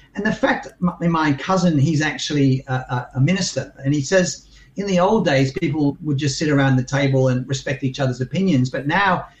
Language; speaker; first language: English; native; English